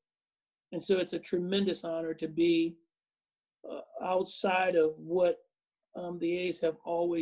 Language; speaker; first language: English; native; English